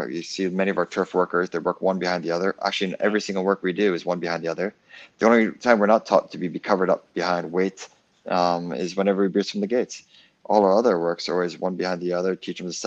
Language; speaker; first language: English; native; English